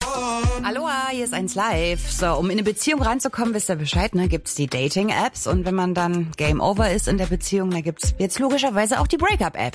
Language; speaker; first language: German; native; German